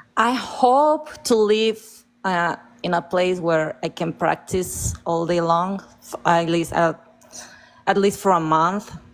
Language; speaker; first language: English; non-native, fluent; Spanish